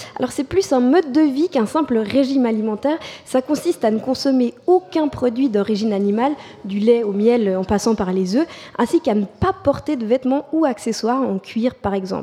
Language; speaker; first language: French; native; French